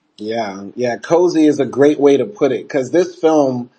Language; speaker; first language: English; native; English